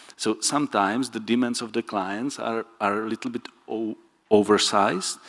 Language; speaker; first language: English; non-native, fluent; Czech